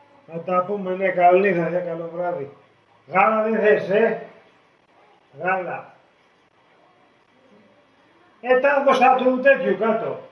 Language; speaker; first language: Greek; native; Greek